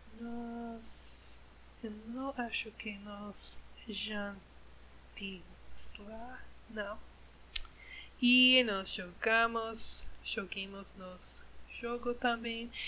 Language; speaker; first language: Portuguese; non-native, learner; English